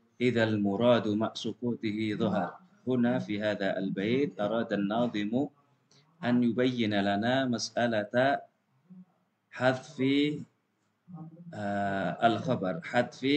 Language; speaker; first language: Arabic; non-native, fluent; Indonesian